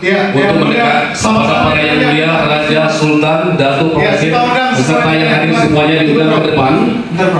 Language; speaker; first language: Indonesian; native; Indonesian